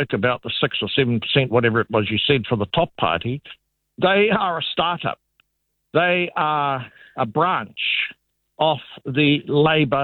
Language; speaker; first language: English; native; English